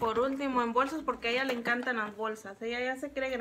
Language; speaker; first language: Spanish; native; Spanish